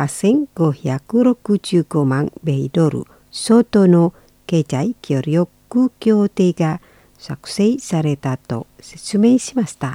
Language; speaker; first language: Japanese; non-native, fluent; Indonesian